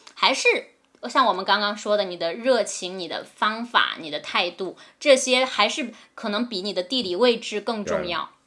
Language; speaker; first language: Chinese; native; Chinese